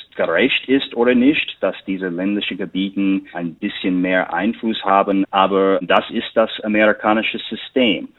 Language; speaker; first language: German; non-native, fluent; English